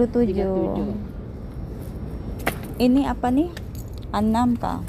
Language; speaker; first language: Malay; non-native, learner; Filipino